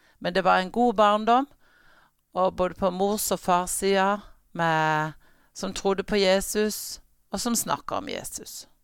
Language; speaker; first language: Norwegian; native; Norwegian